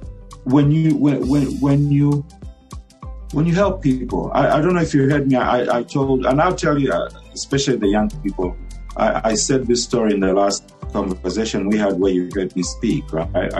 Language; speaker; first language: English; non-native, local second language; Bemba